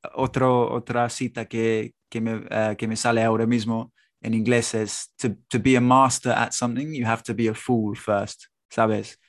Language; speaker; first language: Spanish; non-native, fluent; English